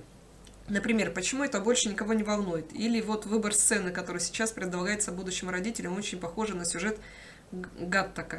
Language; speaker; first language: Russian; native; Russian